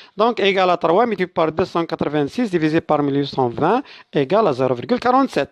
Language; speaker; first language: French; non-native, local second language; Arabic